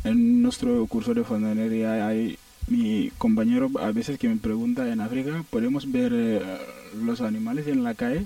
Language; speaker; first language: Spanish; non-native, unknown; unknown